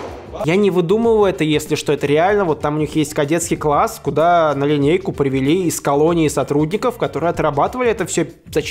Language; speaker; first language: Russian; native; Russian